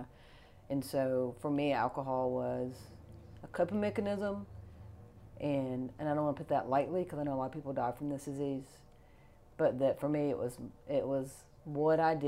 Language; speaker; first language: English; native; English